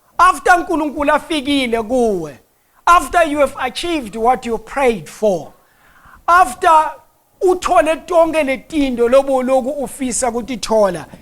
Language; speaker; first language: Zulu; non-native, local second language; Swati